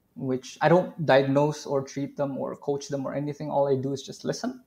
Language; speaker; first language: English; non-native, fluent; Indonesian